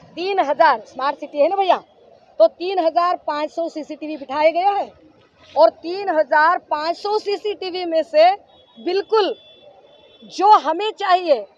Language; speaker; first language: Hindi; native; Hindi